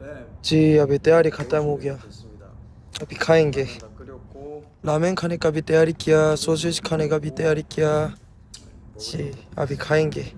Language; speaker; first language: Hindi; non-native, learner; Korean